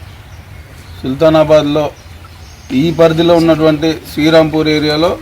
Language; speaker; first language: Telugu; native; Telugu